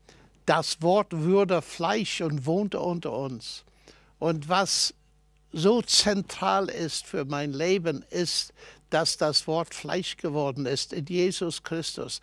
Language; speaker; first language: German; non-native, fluent; English